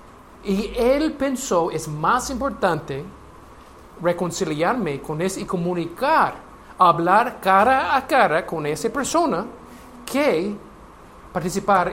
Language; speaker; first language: Spanish; non-native, learner; English